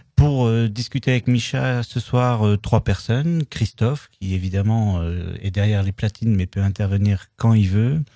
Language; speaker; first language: French; native; French